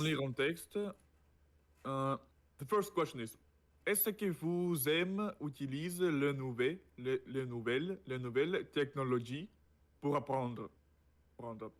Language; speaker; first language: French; non-native, learner; Russian